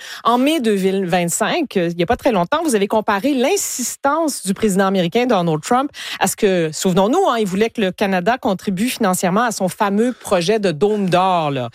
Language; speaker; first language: French; native; French